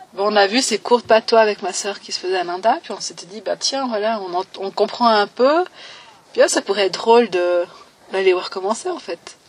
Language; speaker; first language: French; native; French